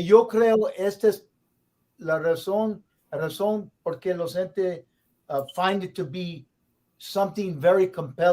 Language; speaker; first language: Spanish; non-native, learner; English